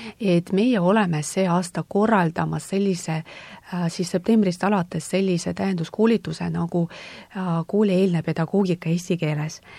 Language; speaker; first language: Estonian; non-native, local second language; Russian